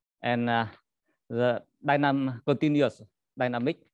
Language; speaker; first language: English; non-native, learner; Vietnamese